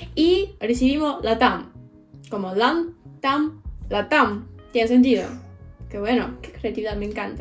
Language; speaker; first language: Spanish; non-native, fluent; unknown